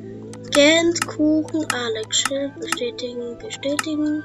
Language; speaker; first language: German; native; German